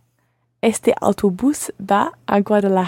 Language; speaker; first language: Spanish; non-native, learner; English